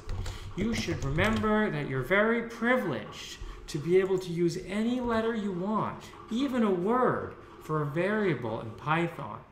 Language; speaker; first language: English; native; English